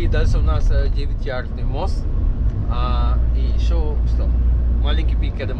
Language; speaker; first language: Russian; non-native, learner; Sinhala